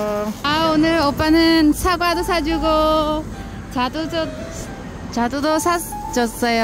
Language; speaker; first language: Korean; non-native, learner; Vietnamese